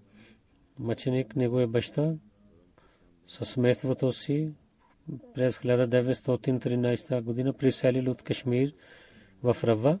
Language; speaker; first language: Bulgarian; non-native, fluent; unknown